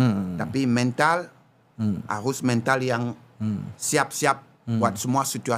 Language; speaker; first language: Indonesian; non-native, learner; Japanese